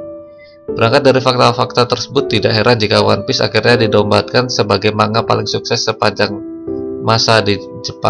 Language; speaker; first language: Indonesian; native; Indonesian